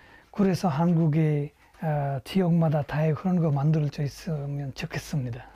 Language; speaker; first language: Korean; non-native, fluent; Bangla